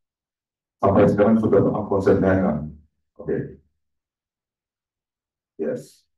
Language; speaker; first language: Indonesian; non-native, fluent; Turkish